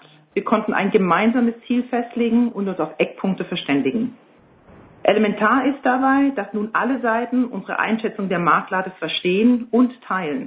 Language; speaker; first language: German; native; German